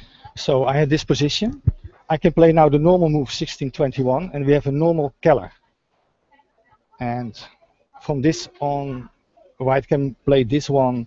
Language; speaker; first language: English; non-native, fluent; Dutch